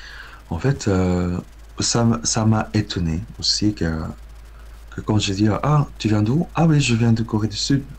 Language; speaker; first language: French; non-native, learner; Korean